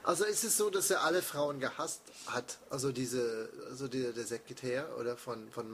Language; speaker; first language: German; non-native, fluent; English